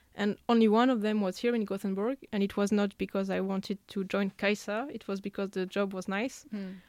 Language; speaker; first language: English; non-native, fluent; French